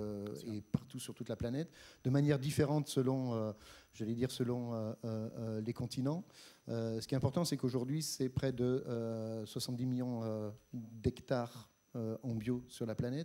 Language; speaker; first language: French; native; French